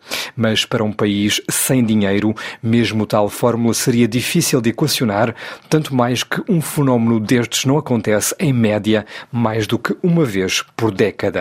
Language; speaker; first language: Portuguese; native; Portuguese